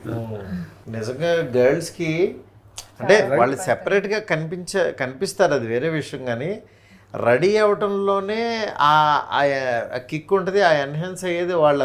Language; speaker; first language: Telugu; native; Telugu